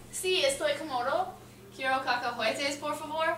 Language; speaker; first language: Spanish; non-native, learner; English